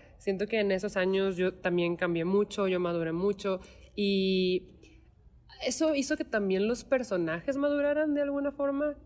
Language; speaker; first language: Spanish; native; Spanish